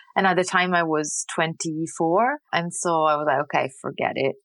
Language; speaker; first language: English; non-native, fluent; Italian